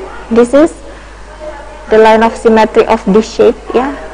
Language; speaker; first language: English; non-native, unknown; Indonesian